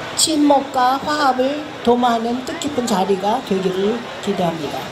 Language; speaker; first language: Korean; native; Korean